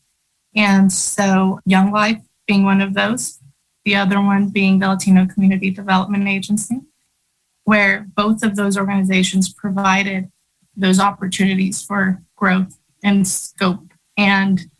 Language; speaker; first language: English; early bilingual, other home language; Spanish